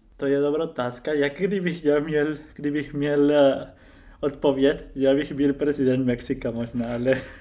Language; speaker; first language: Czech; non-native, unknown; Spanish